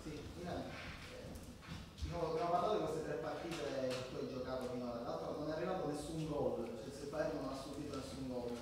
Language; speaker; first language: Italian; native; Italian